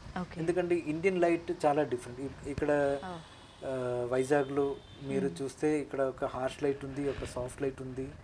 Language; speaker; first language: Telugu; non-native, local second language; Malayalam